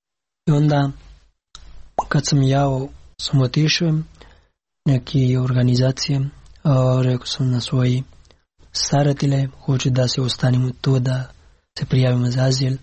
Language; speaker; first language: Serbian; non-native, learner; Pashto